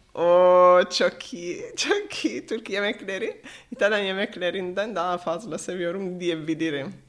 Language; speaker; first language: Turkish; non-native, fluent; Italian